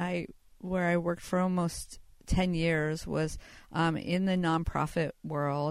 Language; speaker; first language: English; native; English